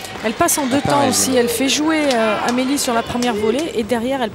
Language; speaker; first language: French; native; French